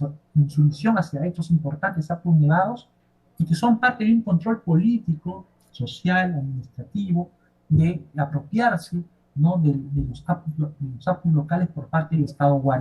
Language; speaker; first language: Spanish; native; Spanish